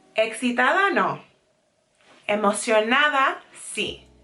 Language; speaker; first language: Spanish; non-native, fluent; English